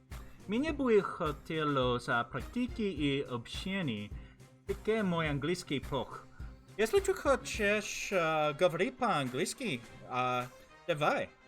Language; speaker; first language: Russian; non-native, learner; English